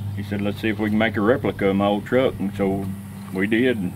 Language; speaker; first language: English; native; English